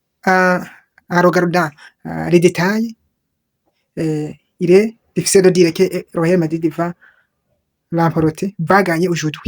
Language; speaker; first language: French; non-native, local second language; Kinyarwanda